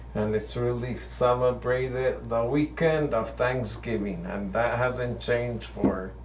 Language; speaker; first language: English; early bilingual, other home language; Spanish